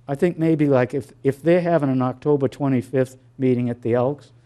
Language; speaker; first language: English; native; English